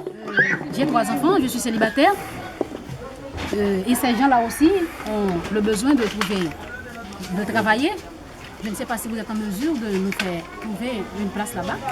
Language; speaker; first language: French; non-native, local second language; Haitian Creole